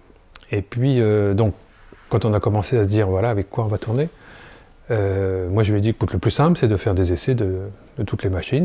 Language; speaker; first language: French; native; French